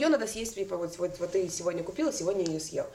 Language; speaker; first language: Russian; native; Russian